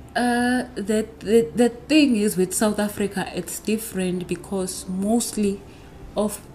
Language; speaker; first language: English; non-native, local second language; Zulu